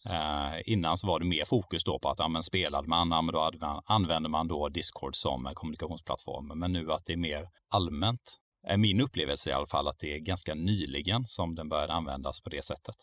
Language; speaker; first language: Swedish; native; Swedish